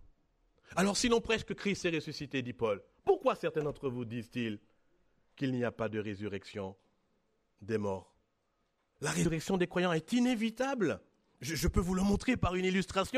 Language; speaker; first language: French; native; French